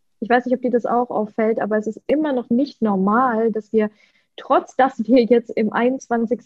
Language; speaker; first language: German; early bilingual, other home language; Russian